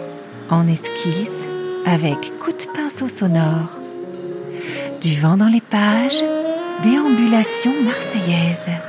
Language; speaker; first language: French; native; French